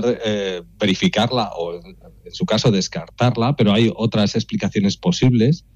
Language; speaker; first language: Spanish; native; Spanish